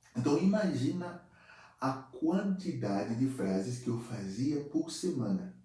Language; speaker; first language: Portuguese; non-native, fluent; Haitian Creole